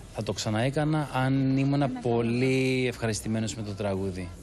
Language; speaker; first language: Greek; early bilingual, heritage; Greek